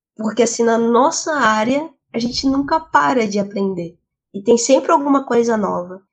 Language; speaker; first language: Portuguese; native; Portuguese